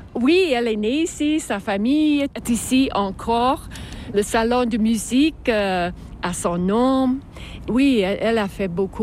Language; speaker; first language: French; non-native, learner; English